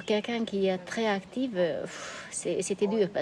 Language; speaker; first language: French; non-native, fluent; Hungarian